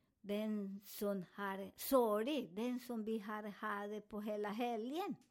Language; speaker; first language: Swedish; non-native, learner; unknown